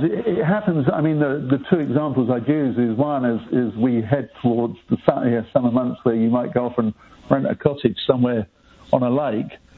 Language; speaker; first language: English; native; English